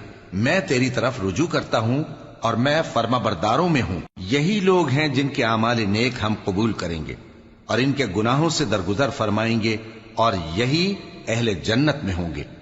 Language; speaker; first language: Urdu; native; Urdu